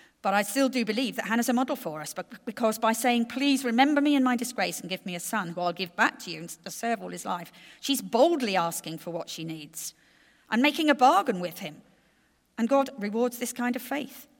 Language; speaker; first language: English; native; English